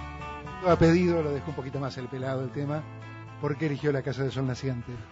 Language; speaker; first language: Spanish; native; Spanish